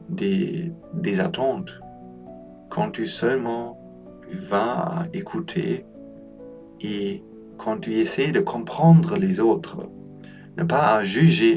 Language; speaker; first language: French; non-native, learner; Polish